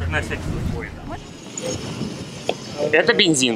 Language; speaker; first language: Russian; native; Russian